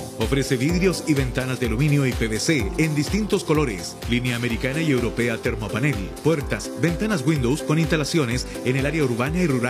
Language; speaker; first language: Spanish; native; Spanish